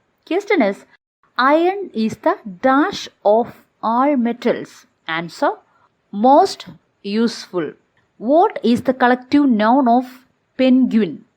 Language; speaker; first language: English; non-native, local second language; Malayalam